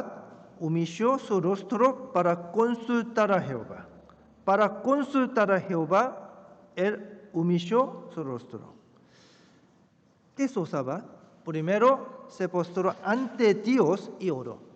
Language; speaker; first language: Spanish; non-native, fluent; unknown